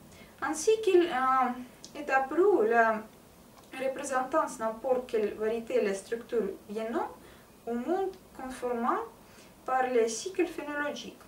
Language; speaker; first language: French; non-native, learner; Russian